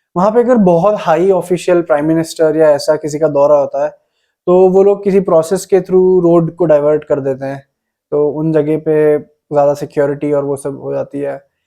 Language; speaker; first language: Hindi; native; Hindi